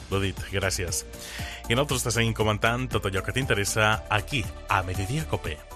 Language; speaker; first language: Catalan; native; Catalan